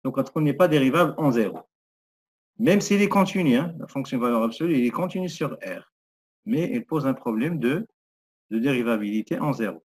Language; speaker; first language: French; non-native, local second language; Arabic